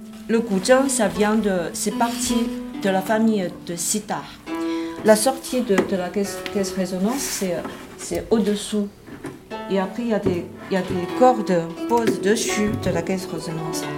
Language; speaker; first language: French; non-native, fluent; Chinese